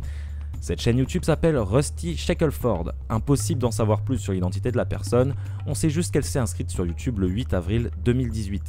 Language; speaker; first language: French; native; French